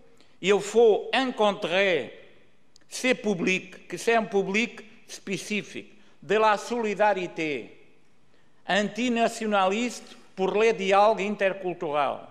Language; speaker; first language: French; non-native, learner; Portuguese